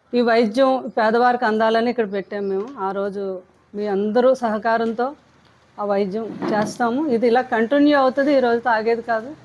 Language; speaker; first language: Telugu; native; Telugu